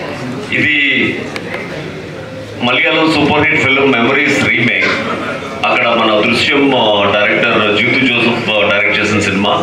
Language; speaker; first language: Telugu; native; Telugu